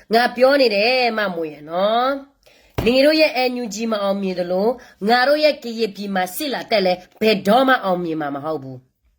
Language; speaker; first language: Burmese; non-native, local second language; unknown